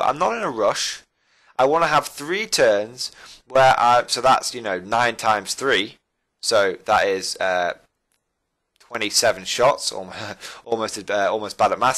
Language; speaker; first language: English; native; English